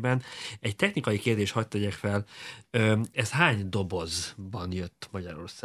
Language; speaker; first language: Hungarian; native; Hungarian